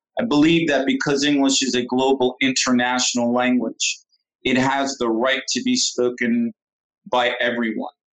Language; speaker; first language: English; native; English